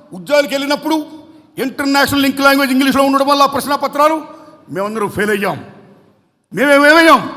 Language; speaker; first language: Telugu; native; Telugu